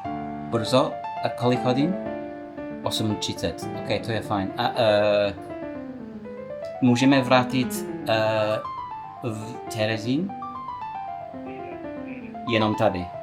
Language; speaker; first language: Czech; non-native, learner; English